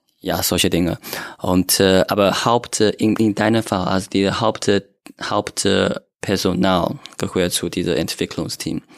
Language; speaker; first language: German; non-native, learner; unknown